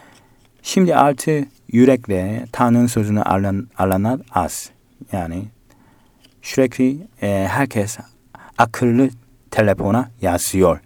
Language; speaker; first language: Turkish; non-native, learner; Korean